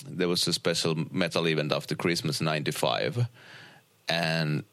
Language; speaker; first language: English; non-native, fluent; Finnish